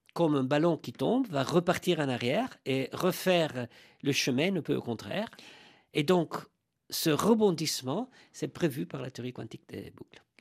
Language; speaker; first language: French; non-native, fluent; Italian